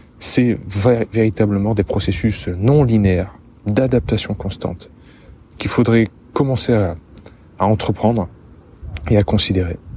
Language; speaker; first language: French; native; French